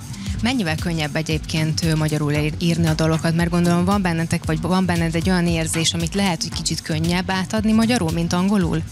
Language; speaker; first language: Hungarian; native; Hungarian